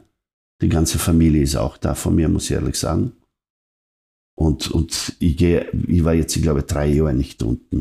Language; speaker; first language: German; non-native, fluent; Serbian